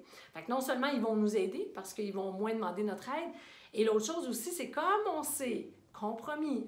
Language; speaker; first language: French; native; French